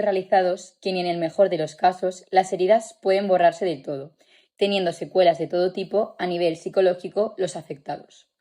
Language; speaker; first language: Spanish; native; Spanish